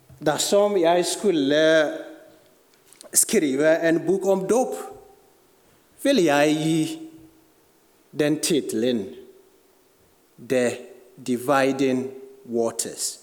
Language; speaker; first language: Norwegian; non-native, fluent; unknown